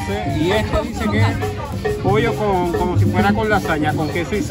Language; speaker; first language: Spanish; native; Spanish